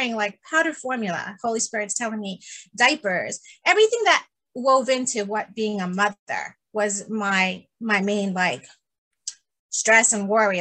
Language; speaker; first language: English; early bilingual, other home language; Spanish